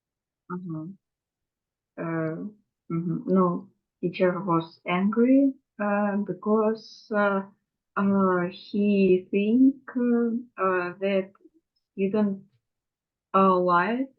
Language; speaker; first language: English; non-native, learner; Russian